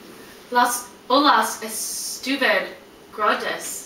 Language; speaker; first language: Spanish; non-native, learner; English